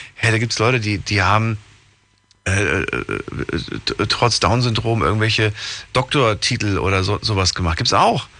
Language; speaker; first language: German; native; German